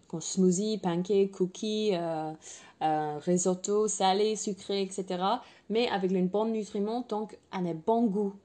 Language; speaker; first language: French; non-native, fluent; English